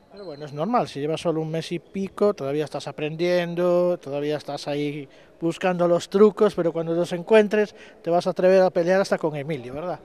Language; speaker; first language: Spanish; native; Spanish